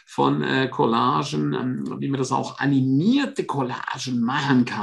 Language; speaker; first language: German; non-native, fluent; Romansh